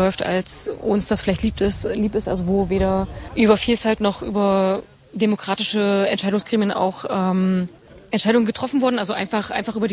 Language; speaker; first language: German; native; German